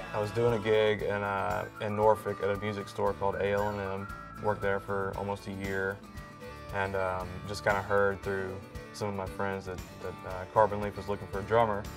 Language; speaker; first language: English; native; English